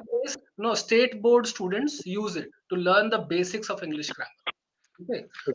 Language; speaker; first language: English; non-native, local second language; Hindi